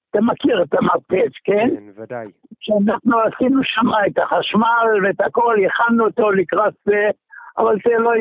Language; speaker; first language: Hebrew; non-native, fluent; German